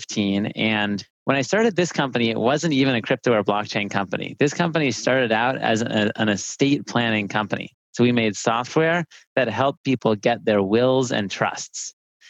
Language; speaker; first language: English; native; English